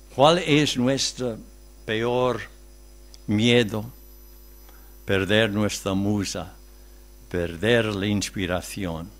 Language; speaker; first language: Spanish; non-native, fluent; English